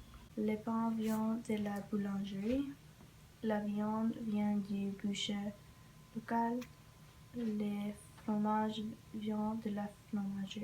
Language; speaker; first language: French; non-native, learner; English